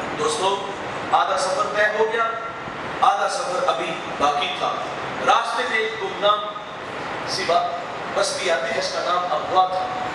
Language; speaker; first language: Urdu; non-native, local second language; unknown